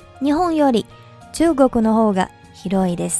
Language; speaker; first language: Japanese; non-native, fluent; Chinese